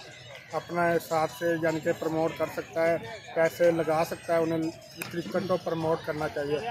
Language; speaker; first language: Hindi; non-native, local second language; Punjabi